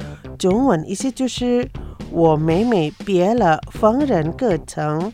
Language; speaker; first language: Chinese; non-native, fluent; Indonesian